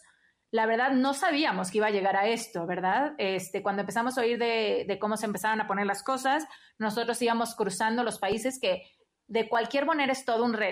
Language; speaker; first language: Spanish; native; Spanish